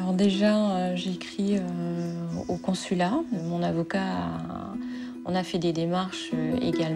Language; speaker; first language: French; native; French